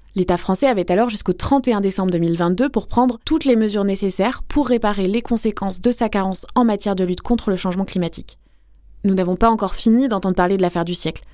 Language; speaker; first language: French; native; French